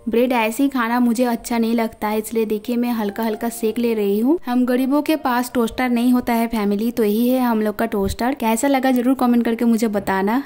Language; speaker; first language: Hindi; non-native, local second language; Bangla